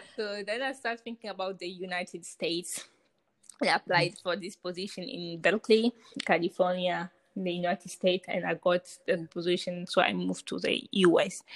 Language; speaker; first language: English; non-native, fluent; Hausa